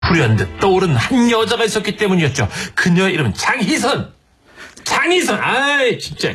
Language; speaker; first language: Korean; native; Korean